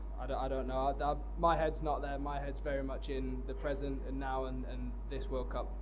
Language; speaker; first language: English; native; English